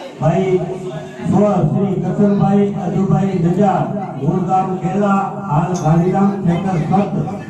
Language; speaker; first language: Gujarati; non-native, local second language; Kachhi